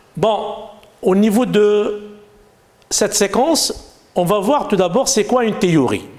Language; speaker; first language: French; non-native, local second language; Arabic